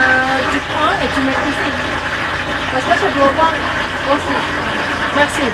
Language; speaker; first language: French; non-native, learner; Thai